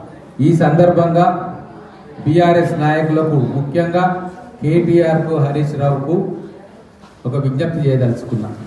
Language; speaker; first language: Telugu; native; Telugu